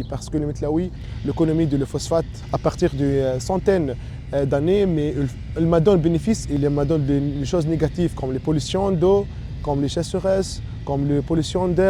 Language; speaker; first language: French; non-native, local second language; Arabic